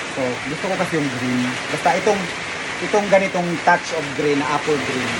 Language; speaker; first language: Filipino; non-native, local second language; Cebuano